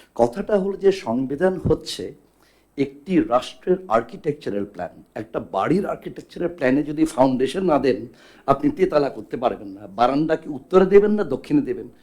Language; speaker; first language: Bangla; non-native, local second language; Chakma